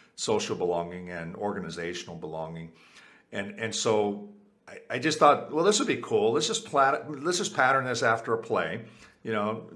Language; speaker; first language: English; early bilingual, other home language; Spanish